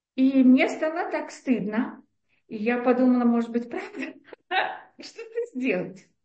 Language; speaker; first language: Russian; native; Russian